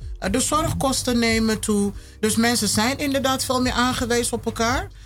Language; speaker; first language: Dutch; early bilingual, other home language; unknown